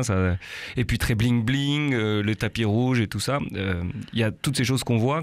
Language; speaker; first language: French; native; French